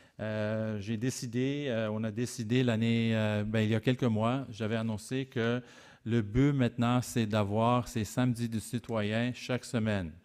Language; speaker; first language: French; native; French